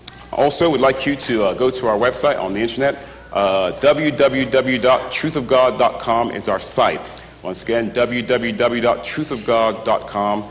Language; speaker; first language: English; native; English